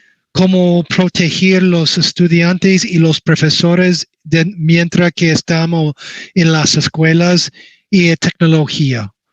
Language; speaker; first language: Spanish; non-native, learner; English